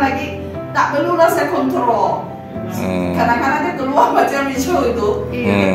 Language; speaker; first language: Malay; native; Malay